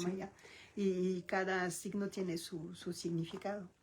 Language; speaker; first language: Spanish; non-native, learner; French